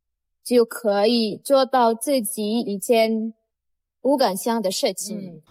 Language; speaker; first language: Chinese; non-native, fluent; Indonesian